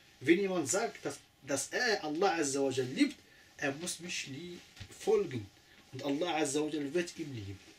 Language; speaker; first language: German; non-native, fluent; Arabic